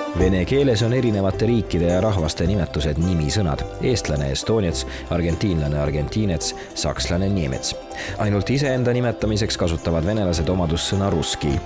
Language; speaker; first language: Estonian; native; Estonian